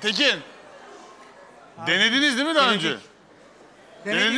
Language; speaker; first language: Turkish; native; Turkish